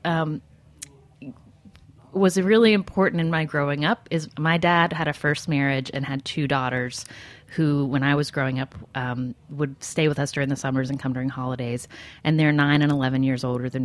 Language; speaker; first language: English; native; English